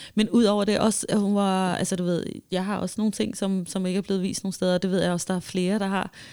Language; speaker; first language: Danish; early bilingual, heritage; Danish